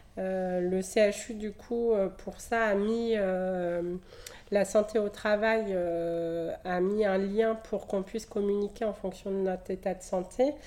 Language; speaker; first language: French; native; French